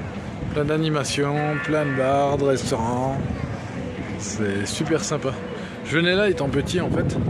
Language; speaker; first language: French; native; French